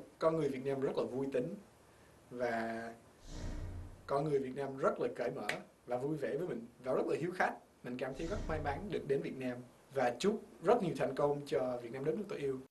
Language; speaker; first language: Vietnamese; non-native, fluent; English